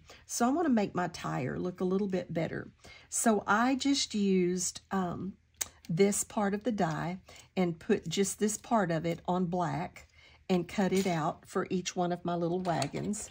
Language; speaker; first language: English; native; English